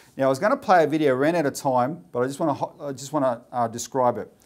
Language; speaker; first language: English; native; English